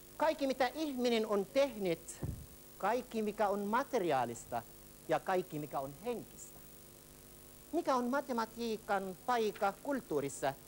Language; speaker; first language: Finnish; non-native, fluent; Arabic